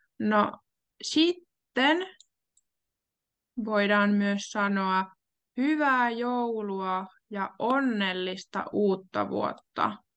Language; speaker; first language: Finnish; native; Finnish